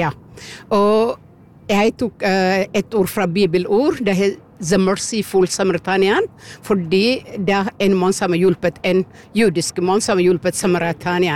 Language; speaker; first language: Norwegian; non-native, learner; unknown